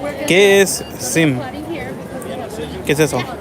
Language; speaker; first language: Spanish; early bilingual, heritage; Spanish